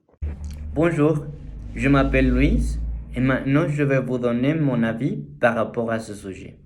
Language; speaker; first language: French; non-native, learner; Spanish